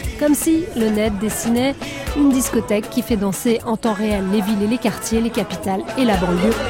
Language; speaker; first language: French; native; French